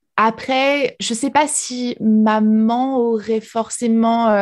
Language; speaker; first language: French; native; French